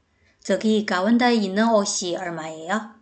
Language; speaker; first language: Korean; non-native, fluent; Chinese